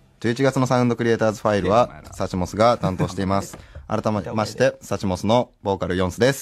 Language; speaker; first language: Japanese; native; Japanese